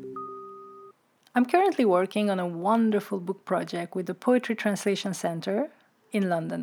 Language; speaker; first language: English; non-native, fluent; Turkish